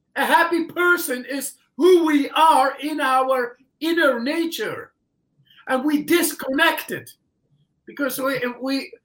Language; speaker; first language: English; non-native, fluent; Dutch